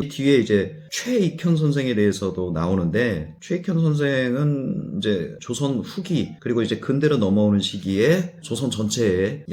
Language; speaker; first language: Korean; native; Korean